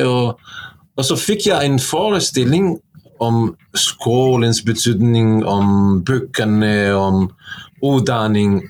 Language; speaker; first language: Norwegian; non-native, fluent; Bosnian